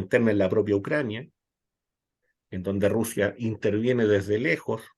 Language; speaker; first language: Spanish; native; Spanish